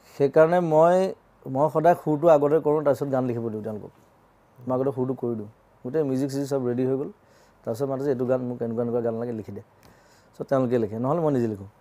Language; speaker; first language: Assamese; native; Assamese